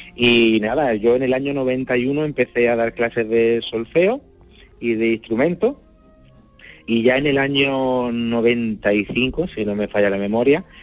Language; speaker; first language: Spanish; native; Spanish